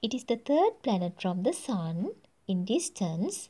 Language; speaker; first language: English; non-native, local second language; Sinhala